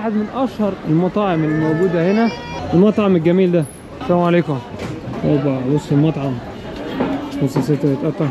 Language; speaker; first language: Arabic; native; Arabic